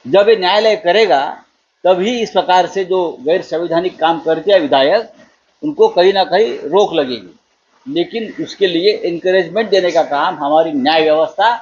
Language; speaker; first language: Hindi; non-native, local second language; Marathi